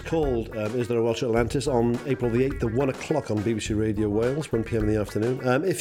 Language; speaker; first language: English; native; English